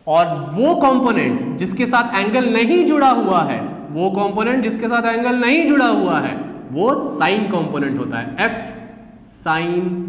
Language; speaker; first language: Hindi; native; Hindi